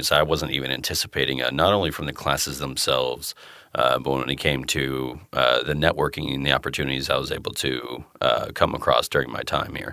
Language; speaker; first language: English; native; English